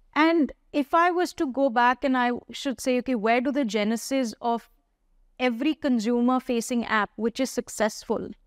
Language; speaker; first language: English; non-native, local second language; Hindi